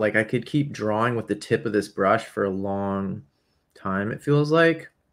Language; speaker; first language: English; native; English